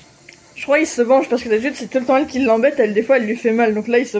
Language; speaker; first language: French; native; French